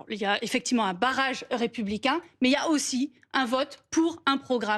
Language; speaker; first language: French; native; French